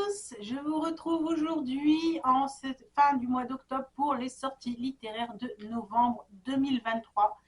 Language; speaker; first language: French; native; French